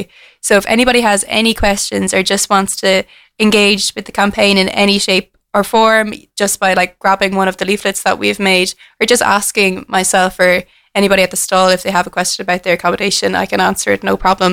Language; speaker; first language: English; native; English